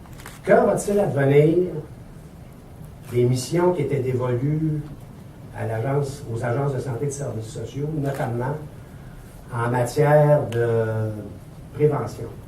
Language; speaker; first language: French; native; French